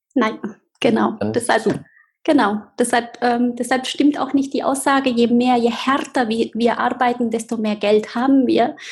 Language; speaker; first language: German; non-native, fluent; Spanish